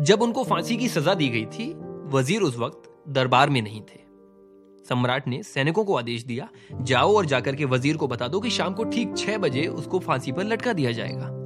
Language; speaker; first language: Hindi; native; Hindi